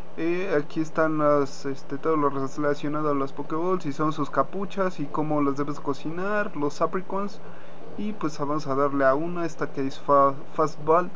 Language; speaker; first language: Spanish; native; Spanish